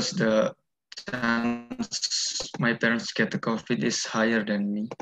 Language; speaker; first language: English; non-native, learner; Indonesian